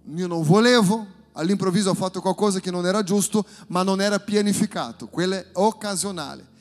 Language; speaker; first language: Italian; non-native, fluent; Portuguese